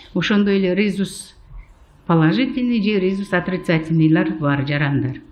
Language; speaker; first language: Russian; non-native, local second language; Kyrgyz